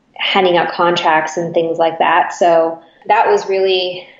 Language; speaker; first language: English; native; English